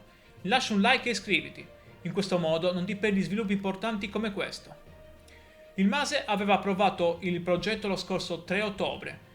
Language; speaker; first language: Italian; native; Italian